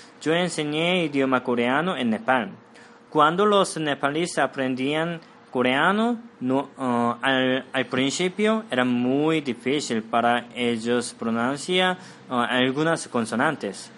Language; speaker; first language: Spanish; non-native, fluent; Korean